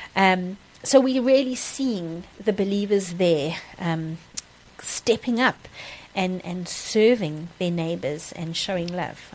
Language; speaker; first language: English; native; English